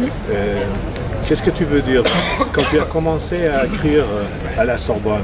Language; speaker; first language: French; non-native, fluent; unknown